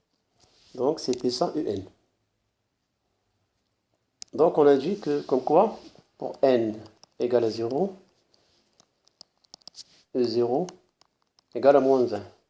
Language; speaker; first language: French; non-native, local second language; Arabic